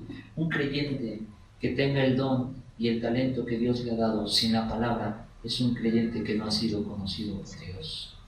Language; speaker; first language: Spanish; native; Spanish